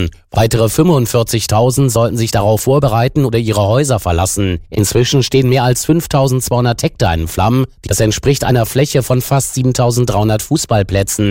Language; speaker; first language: German; native; German